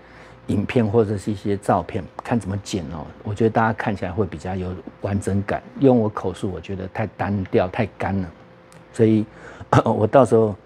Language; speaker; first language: Chinese; native; Chinese